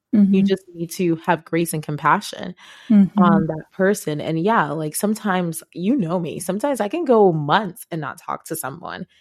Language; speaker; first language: English; non-native, local second language; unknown